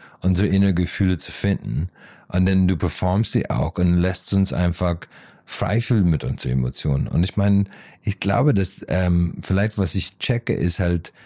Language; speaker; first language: German; non-native, fluent; English